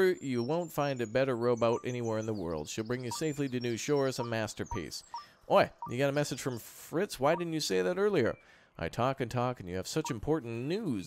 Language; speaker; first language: English; native; English